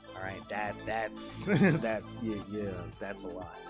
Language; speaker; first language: English; native; English